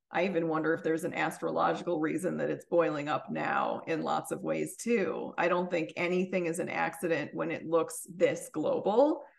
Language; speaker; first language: English; native; English